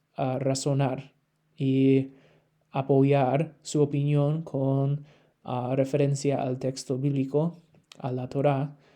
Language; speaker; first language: Spanish; non-native, fluent; English